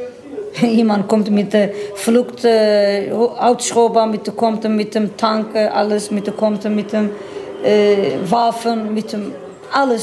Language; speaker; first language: German; non-native, learner; Kurdish